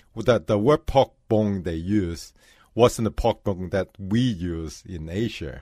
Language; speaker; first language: English; non-native, local second language; Cantonese